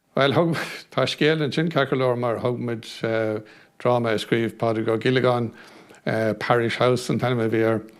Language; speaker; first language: Irish; non-native, local second language; English